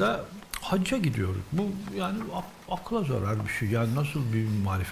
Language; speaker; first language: Turkish; native; Turkish